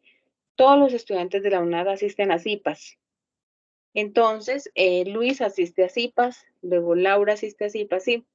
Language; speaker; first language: Spanish; native; Spanish